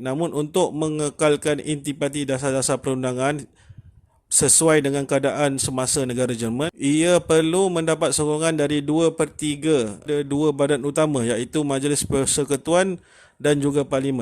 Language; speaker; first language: Malay; native; Malay